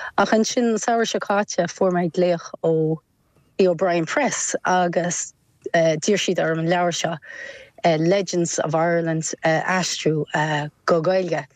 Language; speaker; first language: Irish; non-native, local second language; English